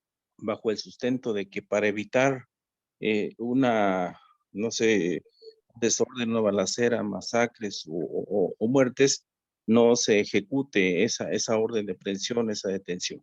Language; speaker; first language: Spanish; native; Spanish